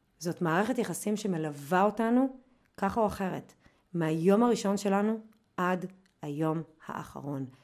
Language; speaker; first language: Hebrew; native; Hebrew